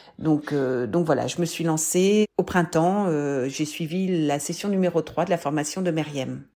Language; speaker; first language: French; native; French